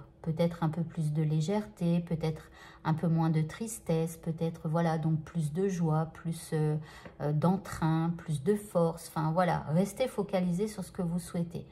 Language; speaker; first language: French; native; French